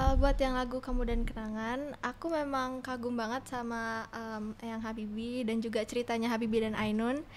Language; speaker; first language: Indonesian; non-native, local second language; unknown